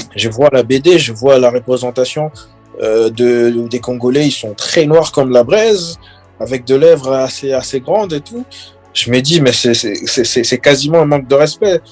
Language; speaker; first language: French; non-native, local second language; Lingala